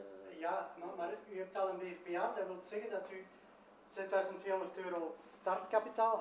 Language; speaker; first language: Dutch; native; Dutch